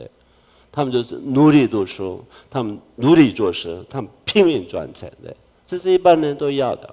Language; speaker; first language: Chinese; non-native, fluent; Korean